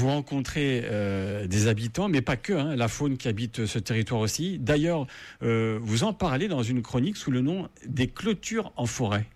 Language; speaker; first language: French; native; French